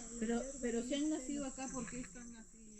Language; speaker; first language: Spanish; native; Spanish